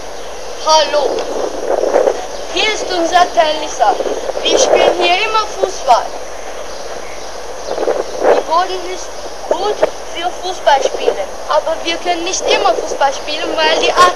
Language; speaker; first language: German; non-native, learner; Turkish